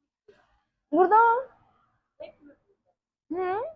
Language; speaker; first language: Turkish; non-native, learner; Hindi